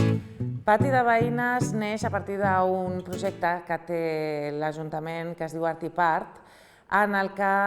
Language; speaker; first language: Catalan; native; Catalan